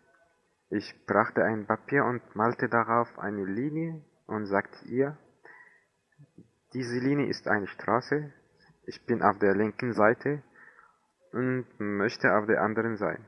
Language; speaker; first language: German; non-native, learner; Arabic